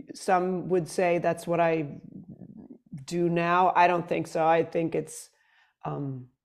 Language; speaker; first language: English; non-native, fluent; Swedish